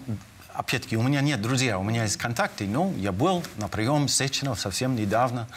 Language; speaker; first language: Russian; non-native, fluent; English